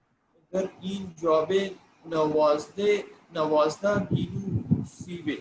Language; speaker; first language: Persian; non-native, learner; Urdu